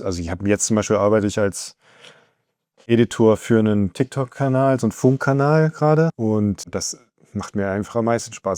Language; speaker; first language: German; native; German